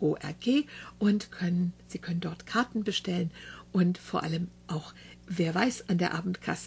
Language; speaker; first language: German; native; German